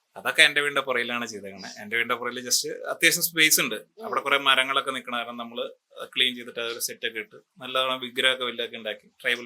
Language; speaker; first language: Malayalam; native; Malayalam